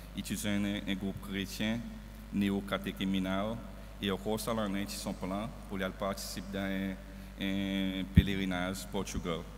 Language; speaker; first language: French; non-native, local second language; Seselwa Creole French